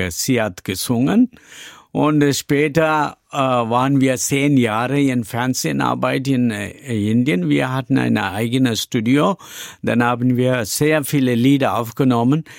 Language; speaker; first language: German; non-native, learner; Tamil